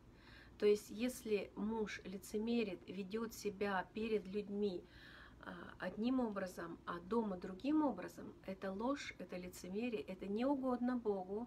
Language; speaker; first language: Russian; native; Russian